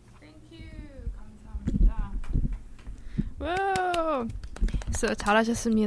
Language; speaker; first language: Korean; non-native, fluent; English